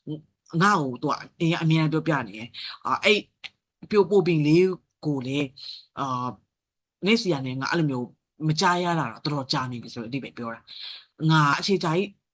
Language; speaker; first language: Burmese; native; Burmese